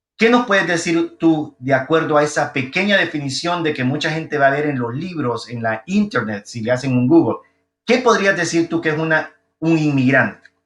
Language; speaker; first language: Spanish; native; Spanish